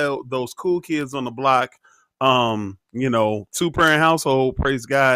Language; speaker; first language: English; native; English